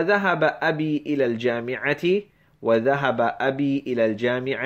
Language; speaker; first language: Arabic; non-native, fluent; English